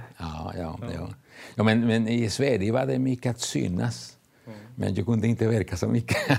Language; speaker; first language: Swedish; non-native, fluent; Spanish